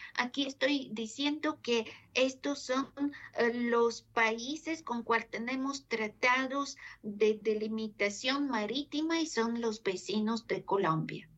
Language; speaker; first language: Spanish; non-native, fluent; Bulgarian